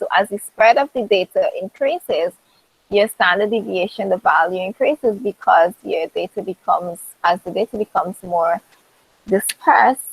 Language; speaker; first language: English; native; English